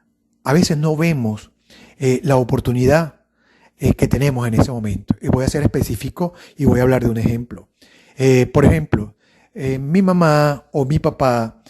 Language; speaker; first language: Spanish; native; Spanish